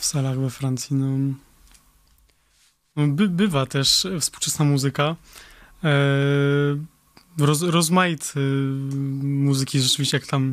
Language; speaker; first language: Polish; early bilingual, heritage; Polish